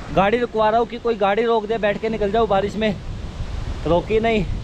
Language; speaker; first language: Hindi; native; Hindi